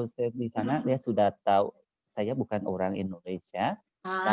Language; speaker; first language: Indonesian; non-native, learner; Khmer